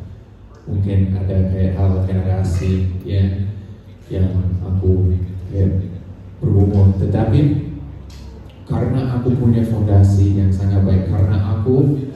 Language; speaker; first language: Indonesian; non-native, fluent; English